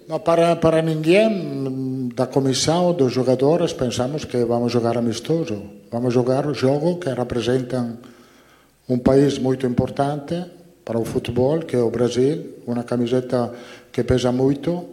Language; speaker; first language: Portuguese; non-native, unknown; Italian